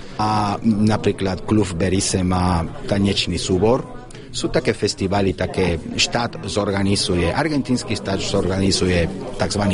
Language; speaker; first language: Slovak; non-native, fluent; Spanish